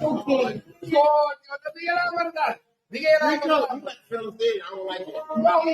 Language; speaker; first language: Spanish; non-native, learner; English